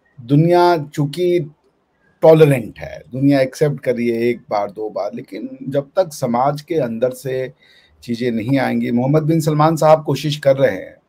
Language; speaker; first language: Hindi; native; Hindi